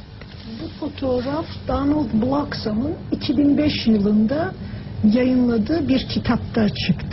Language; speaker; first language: Turkish; native; Turkish